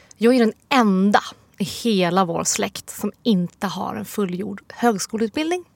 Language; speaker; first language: Swedish; early bilingual, other home language; Persian